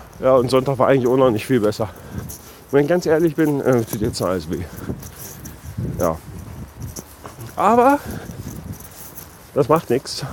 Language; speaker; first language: German; native; German